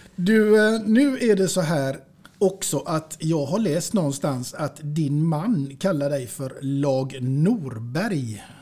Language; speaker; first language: Swedish; native; Swedish